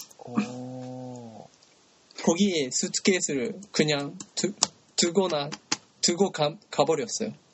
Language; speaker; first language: Korean; non-native, learner; Japanese